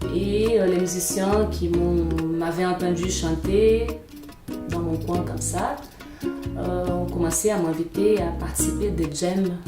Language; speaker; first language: French; non-native, fluent; Portuguese